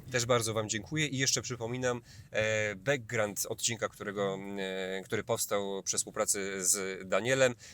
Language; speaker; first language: Polish; native; Polish